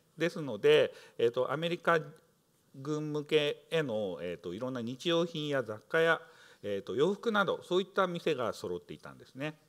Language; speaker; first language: Japanese; native; Japanese